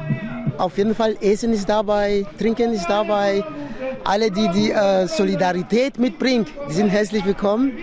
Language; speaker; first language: German; non-native, fluent; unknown